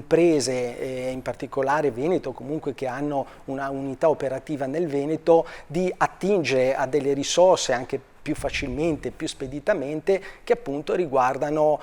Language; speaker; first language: Italian; native; Italian